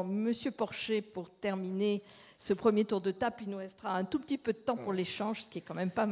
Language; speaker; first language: French; native; French